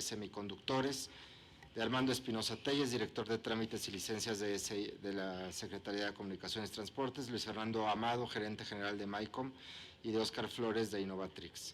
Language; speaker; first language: Spanish; native; Spanish